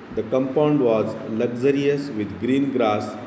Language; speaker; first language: English; non-native, local second language; Marathi